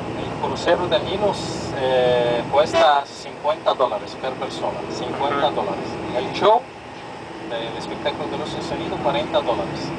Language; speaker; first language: Spanish; non-native, fluent; Arabic